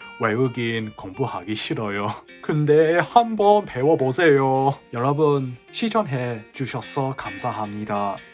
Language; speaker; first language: Korean; non-native, learner; Cantonese